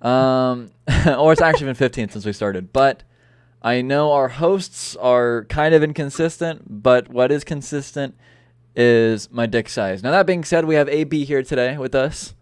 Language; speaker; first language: English; native; English